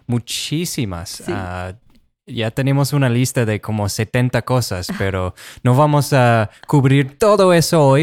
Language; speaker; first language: Spanish; non-native, fluent; English